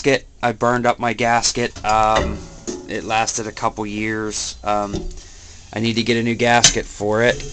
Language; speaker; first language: English; native; English